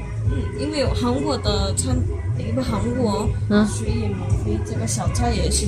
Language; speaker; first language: Chinese; non-native, fluent; Korean